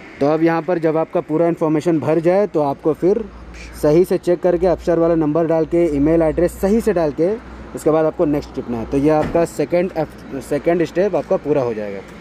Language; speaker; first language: Hindi; native; Hindi